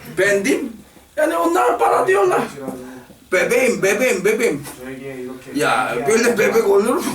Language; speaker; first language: Turkish; non-native, fluent; Korean